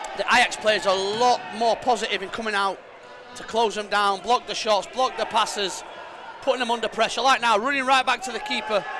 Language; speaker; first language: English; native; English